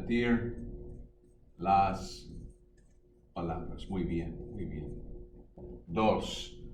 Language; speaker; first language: Spanish; non-native, fluent; English